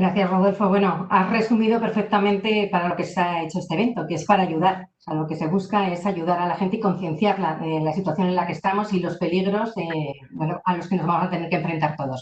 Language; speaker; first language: Spanish; native; Spanish